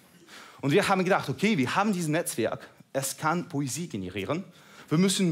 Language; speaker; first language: German; non-native, fluent; Russian